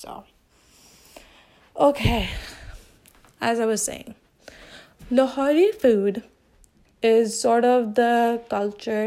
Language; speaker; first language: English; non-native, local second language; Urdu